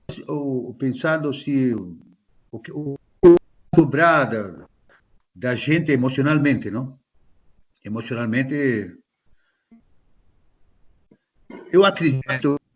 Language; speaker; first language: Portuguese; non-native, fluent; Spanish